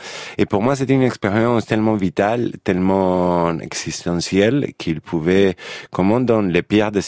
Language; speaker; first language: French; non-native, fluent; Spanish